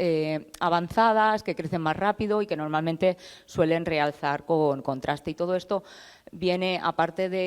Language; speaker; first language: Spanish; native; Spanish